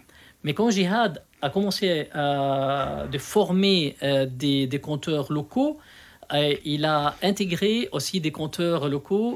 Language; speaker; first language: French; non-native, local second language; Arabic